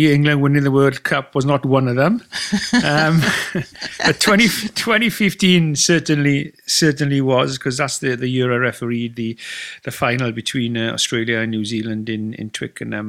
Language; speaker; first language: English; native; English